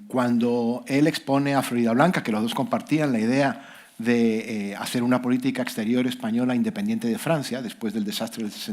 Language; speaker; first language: Spanish; native; Spanish